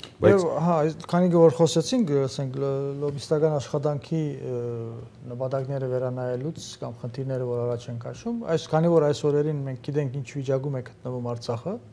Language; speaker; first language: Armenian; early bilingual, heritage; Armenian